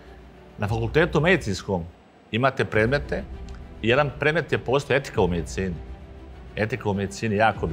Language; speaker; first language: Serbian; native; Serbian